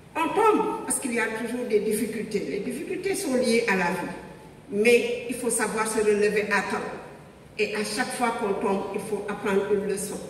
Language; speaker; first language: French; non-native, local second language; Wolof